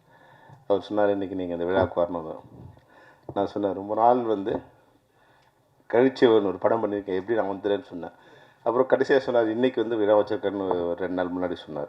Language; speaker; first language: Tamil; native; Tamil